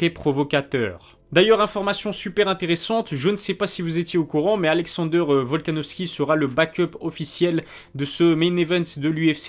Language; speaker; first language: French; native; French